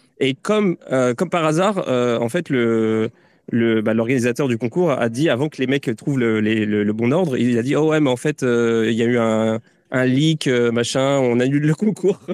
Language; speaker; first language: French; native; French